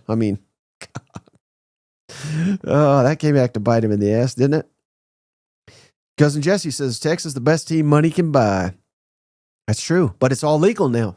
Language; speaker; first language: English; native; English